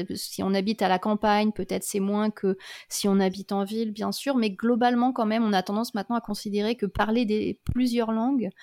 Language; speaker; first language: French; native; French